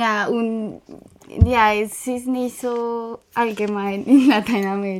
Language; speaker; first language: German; non-native, fluent; Spanish